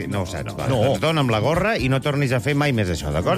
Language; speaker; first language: Catalan; native; Catalan